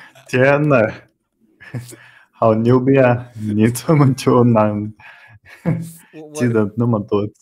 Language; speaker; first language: Chinese; non-native, learner; Portuguese